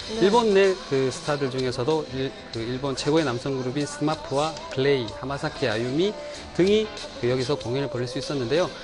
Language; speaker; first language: Korean; native; Korean